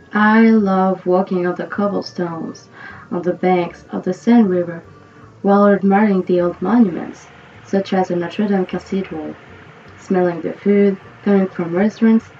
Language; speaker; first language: English; non-native, fluent; French